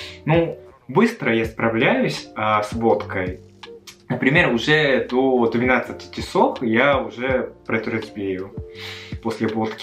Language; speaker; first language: Russian; non-native, fluent; Japanese